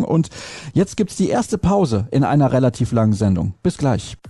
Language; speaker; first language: German; native; German